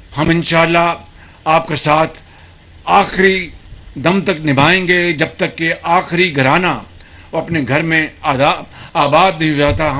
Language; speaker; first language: Urdu; non-native, local second language; Punjabi